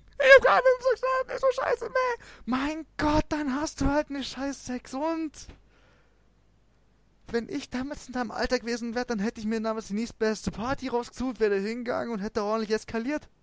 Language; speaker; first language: German; native; German